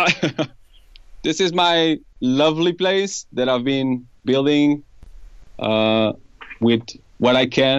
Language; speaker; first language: English; non-native, fluent; Portuguese